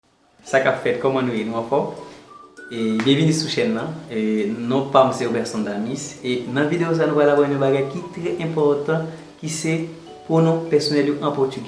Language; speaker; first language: French; non-native, learner; Haitian Creole